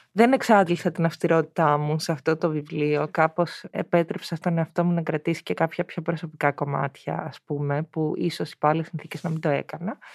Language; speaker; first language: Greek; early bilingual, heritage; Greek